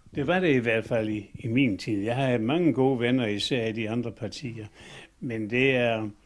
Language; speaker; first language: Danish; native; Danish